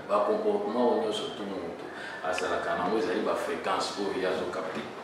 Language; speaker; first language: Lingala; native; Lingala